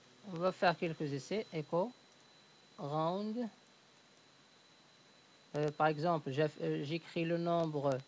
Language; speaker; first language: French; native; French